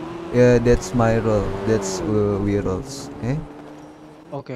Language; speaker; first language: English; non-native, learner; Indonesian